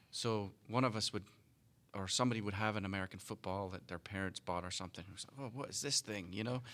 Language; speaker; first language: English; native; English